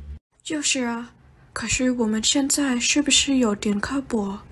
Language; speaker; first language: Chinese; non-native, learner; English